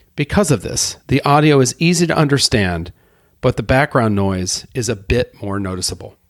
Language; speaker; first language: English; native; English